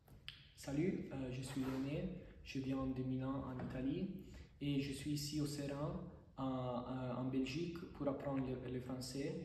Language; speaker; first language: French; non-native, fluent; Italian